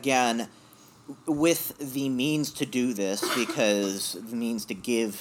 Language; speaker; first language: English; native; English